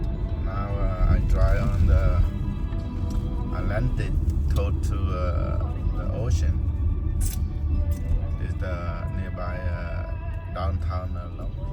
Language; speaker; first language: English; non-native, learner; Khmer